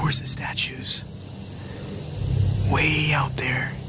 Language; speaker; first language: English; native; English